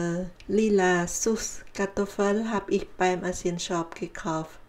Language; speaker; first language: German; non-native, learner; Khmer